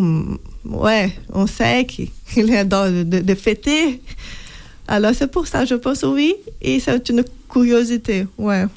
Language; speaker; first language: French; non-native, fluent; Portuguese